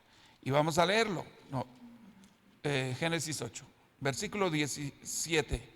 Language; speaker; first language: Spanish; native; Spanish